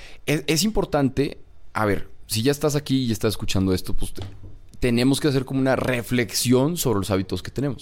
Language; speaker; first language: Spanish; native; Spanish